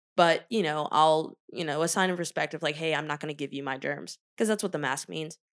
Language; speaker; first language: English; native; English